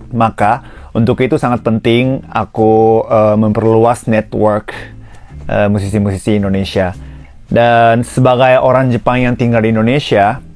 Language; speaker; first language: Indonesian; non-native, fluent; Japanese